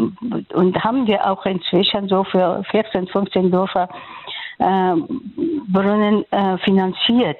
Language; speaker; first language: German; non-native, learner; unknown